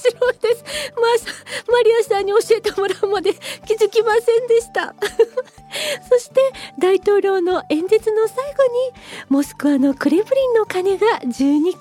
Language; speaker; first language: Japanese; native; Japanese